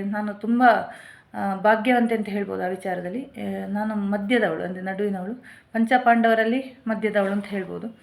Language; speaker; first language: Kannada; non-native, local second language; Tulu